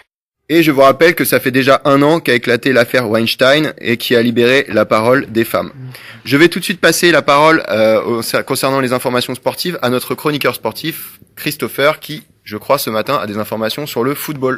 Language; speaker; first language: French; native; French